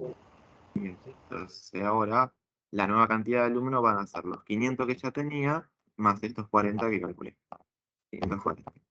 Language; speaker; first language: Spanish; native; Spanish